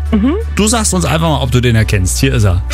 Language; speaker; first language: German; native; German